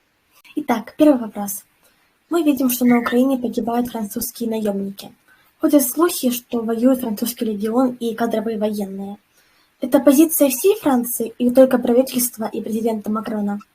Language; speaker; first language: Russian; native; Russian